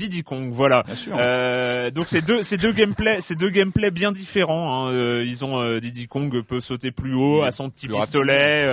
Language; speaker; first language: French; native; French